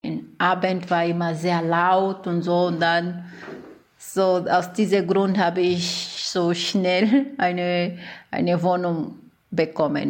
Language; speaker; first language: German; non-native, fluent; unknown